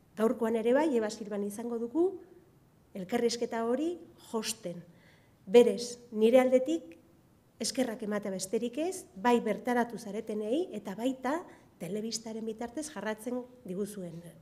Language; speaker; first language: Basque; non-native, local second language; Spanish